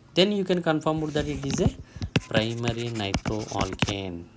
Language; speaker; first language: English; non-native, local second language; Telugu